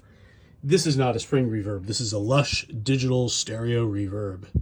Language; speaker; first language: English; native; English